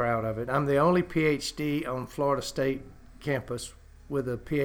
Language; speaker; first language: English; native; English